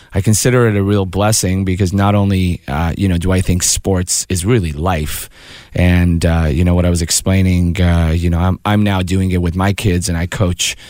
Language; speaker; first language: English; early bilingual, other home language; Persian